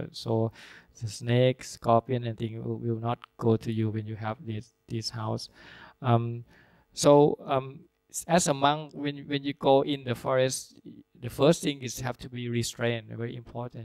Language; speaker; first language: English; non-native, fluent; Thai